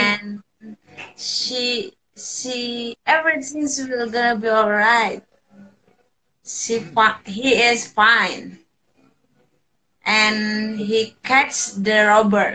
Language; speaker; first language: English; non-native, learner; Indonesian